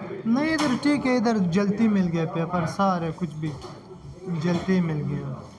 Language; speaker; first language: Hindi; non-native, learner; Pashto